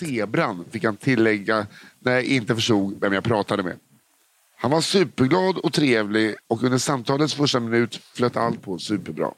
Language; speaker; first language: Swedish; native; Swedish